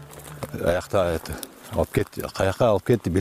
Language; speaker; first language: Kyrgyz; non-native, local second language; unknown